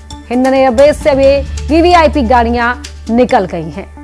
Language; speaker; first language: Hindi; native; Hindi